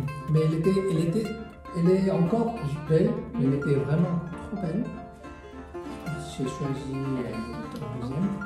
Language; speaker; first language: French; non-native, fluent; Korean